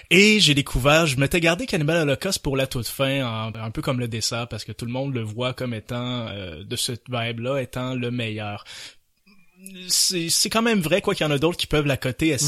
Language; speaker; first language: French; native; French